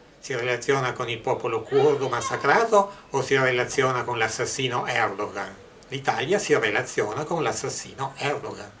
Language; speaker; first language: Italian; native; Italian